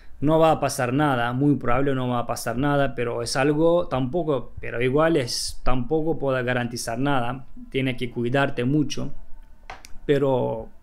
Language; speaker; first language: Spanish; non-native, fluent; Turkish